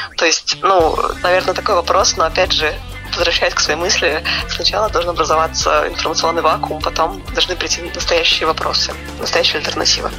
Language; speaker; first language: Russian; native; Russian